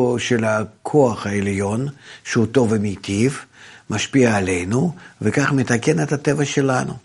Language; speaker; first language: Hebrew; non-native, fluent; Russian